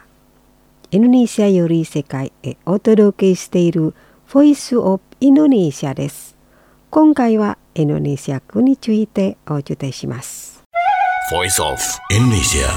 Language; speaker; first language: Japanese; non-native, fluent; Indonesian